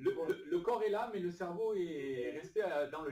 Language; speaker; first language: French; native; French